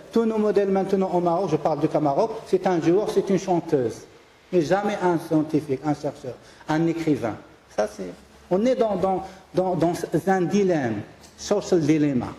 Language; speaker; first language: French; non-native, local second language; Arabic